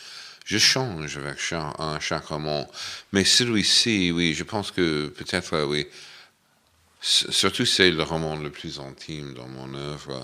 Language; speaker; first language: French; non-native, fluent; English